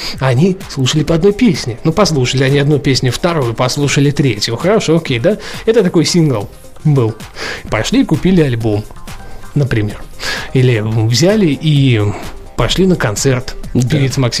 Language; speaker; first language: Russian; native; Russian